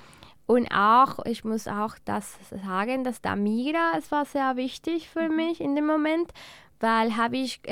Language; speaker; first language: German; non-native, learner; Spanish